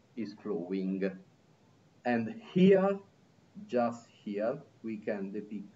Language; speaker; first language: English; non-native, fluent; Italian